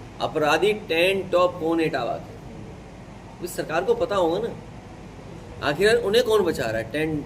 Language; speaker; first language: Hindi; native; Hindi